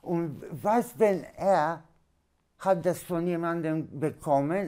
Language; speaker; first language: German; non-native, learner; Polish